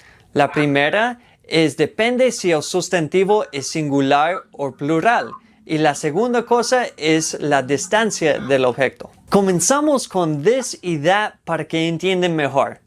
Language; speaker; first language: Spanish; non-native, fluent; English